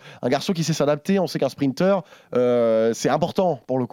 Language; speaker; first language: French; native; French